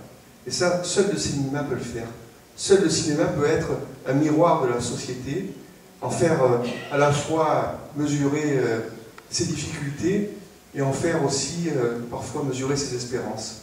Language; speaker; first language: French; native; French